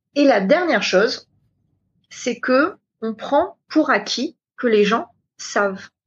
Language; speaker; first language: French; native; French